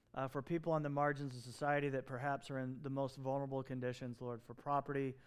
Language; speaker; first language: English; native; English